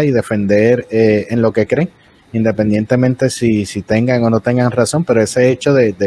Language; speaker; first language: Spanish; native; Spanish